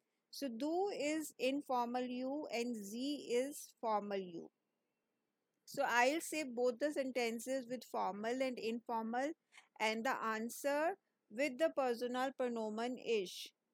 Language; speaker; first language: English; non-native, local second language; Hindi